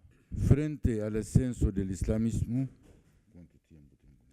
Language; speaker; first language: Spanish; non-native, fluent; Arabic